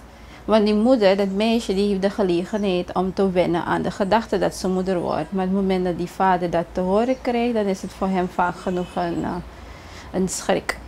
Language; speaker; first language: Dutch; native; Dutch